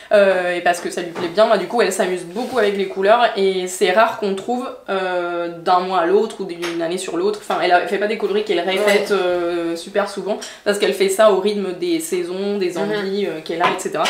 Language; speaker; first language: French; native; French